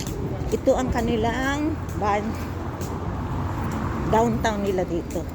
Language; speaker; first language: Filipino; native; Filipino